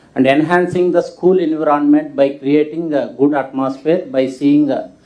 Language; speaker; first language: English; non-native, local second language; Telugu